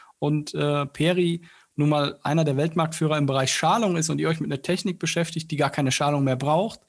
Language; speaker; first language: German; native; German